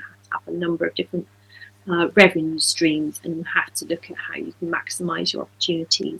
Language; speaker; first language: English; native; English